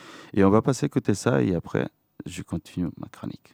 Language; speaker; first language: French; non-native, fluent; Spanish